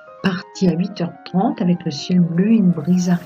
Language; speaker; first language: French; native; French